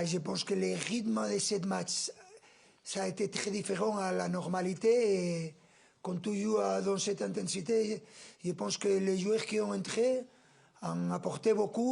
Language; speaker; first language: French; non-native, fluent; Spanish